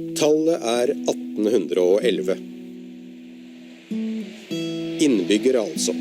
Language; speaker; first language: Norwegian; native; Norwegian